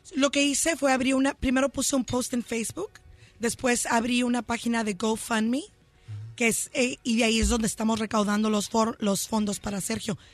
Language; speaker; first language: Spanish; early bilingual, heritage; Spanish